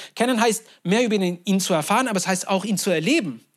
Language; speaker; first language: German; non-native, fluent; Turkish